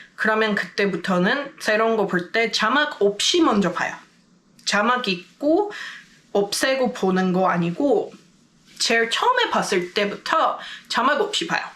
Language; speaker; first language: Korean; non-native, fluent; English